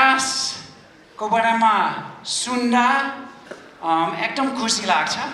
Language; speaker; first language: Nepali; non-native, fluent; English